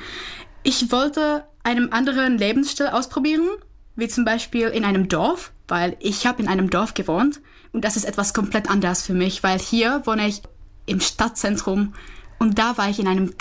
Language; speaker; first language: German; non-native, fluent; Czech